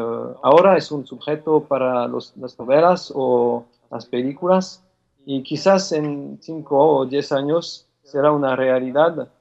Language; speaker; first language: Spanish; non-native, fluent; French